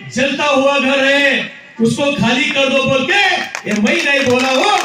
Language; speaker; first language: Hindi; non-native, local second language; Kannada